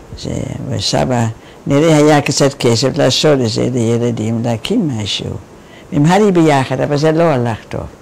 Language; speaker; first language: Hebrew; non-native, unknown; Dutch